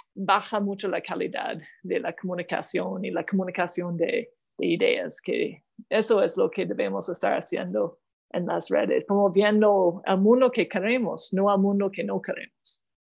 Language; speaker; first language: Spanish; non-native, fluent; English